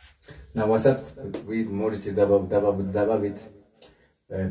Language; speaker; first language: Russian; non-native, learner; Spanish